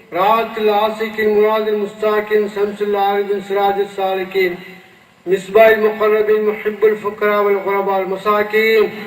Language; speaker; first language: Arabic; non-native, fluent; Tamil